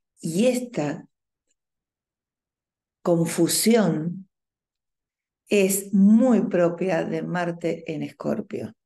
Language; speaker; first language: Spanish; native; Spanish